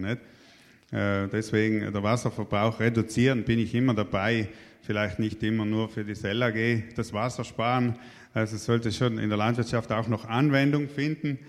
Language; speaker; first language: German; native; German